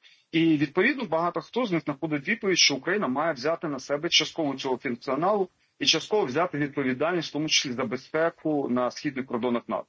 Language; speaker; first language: Ukrainian; native; Ukrainian